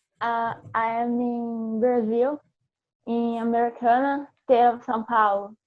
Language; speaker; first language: English; non-native, fluent; Portuguese